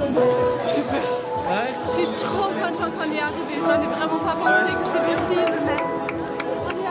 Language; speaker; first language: French; non-native, fluent; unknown